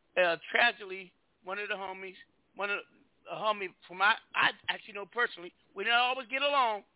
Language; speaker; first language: English; native; English